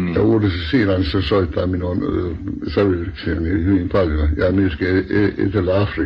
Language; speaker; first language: Finnish; non-native, local second language; Swedish